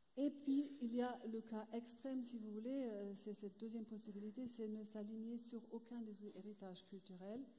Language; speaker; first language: French; non-native, fluent; German